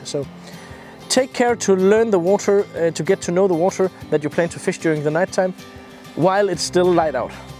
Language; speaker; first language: English; non-native, fluent; Danish